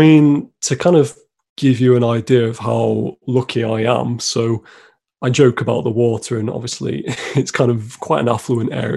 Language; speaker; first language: English; native; English